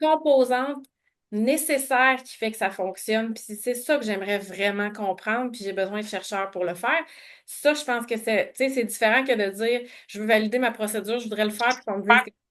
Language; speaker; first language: French; native; French